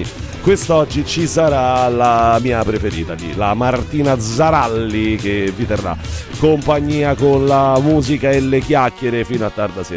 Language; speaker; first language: Italian; native; Italian